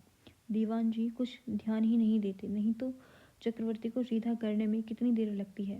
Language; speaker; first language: Hindi; native; Hindi